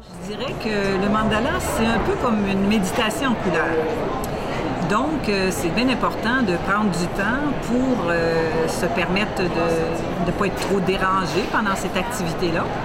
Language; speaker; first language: French; native; French